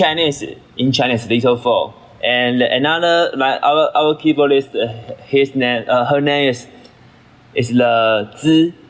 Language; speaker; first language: English; non-native, learner; Chinese